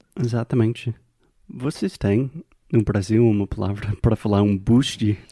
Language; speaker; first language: Portuguese; non-native, fluent; English